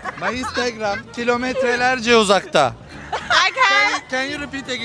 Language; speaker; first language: English; non-native, learner; Turkish